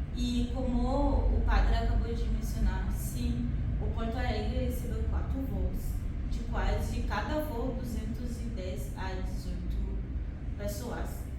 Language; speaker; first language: Portuguese; non-native, fluent; Haitian Creole